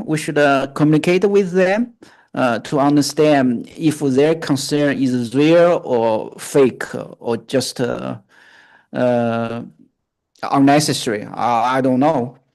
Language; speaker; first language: English; non-native, fluent; Chinese